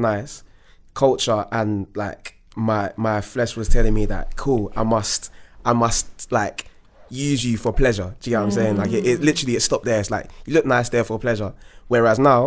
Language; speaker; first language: English; native; English